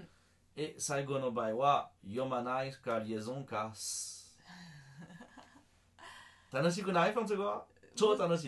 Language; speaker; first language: Japanese; non-native, learner; French